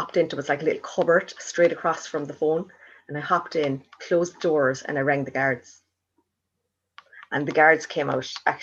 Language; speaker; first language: English; native; English